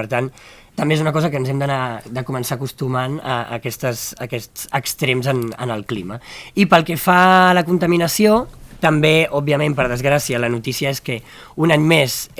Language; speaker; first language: Catalan; native; Catalan